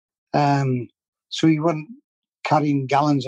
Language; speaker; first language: English; native; English